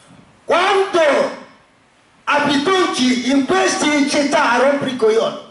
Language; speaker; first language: Italian; non-native, learner; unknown